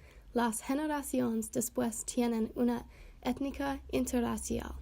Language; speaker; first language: Spanish; non-native, learner; English